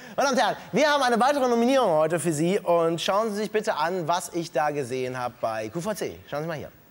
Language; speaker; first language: German; native; German